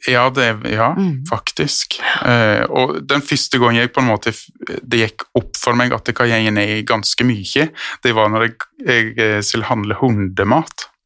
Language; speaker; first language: Norwegian; native; Norwegian